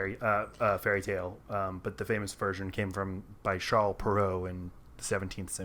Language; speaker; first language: English; native; English